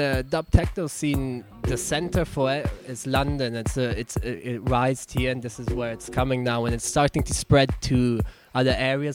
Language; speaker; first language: English; non-native, fluent; German